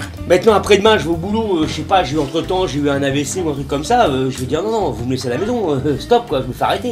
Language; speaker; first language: French; native; French